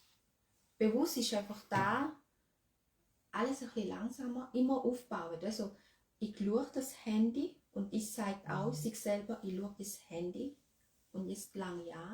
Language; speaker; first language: German; non-native, learner; Thai